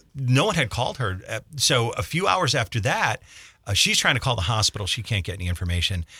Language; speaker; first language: English; native; English